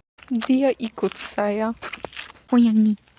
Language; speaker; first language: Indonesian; non-native, learner; Polish